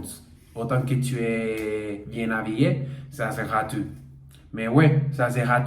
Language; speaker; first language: French; non-native, learner; Portuguese